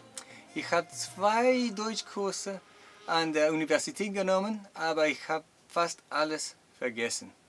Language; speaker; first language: German; non-native, learner; Chinese